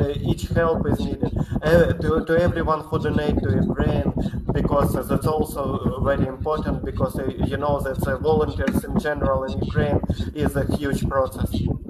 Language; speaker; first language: English; non-native, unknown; Ukrainian